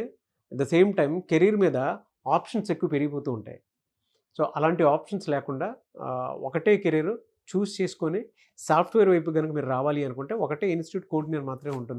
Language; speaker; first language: Telugu; native; Telugu